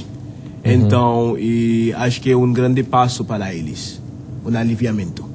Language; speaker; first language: Portuguese; non-native, fluent; Haitian Creole